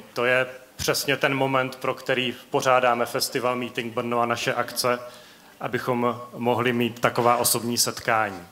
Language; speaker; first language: Czech; native; Czech